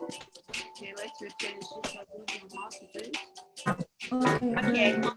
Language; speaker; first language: English; non-native, fluent; Azerbaijani